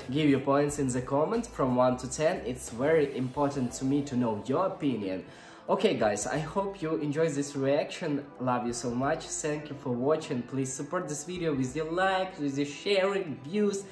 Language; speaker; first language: English; non-native, learner; Russian